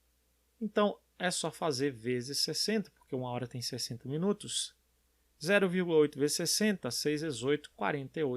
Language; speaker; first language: Portuguese; native; Portuguese